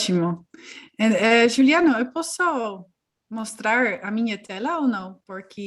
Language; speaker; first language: Portuguese; non-native, fluent; Dutch